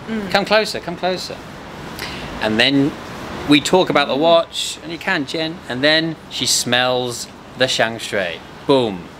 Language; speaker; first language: English; native; English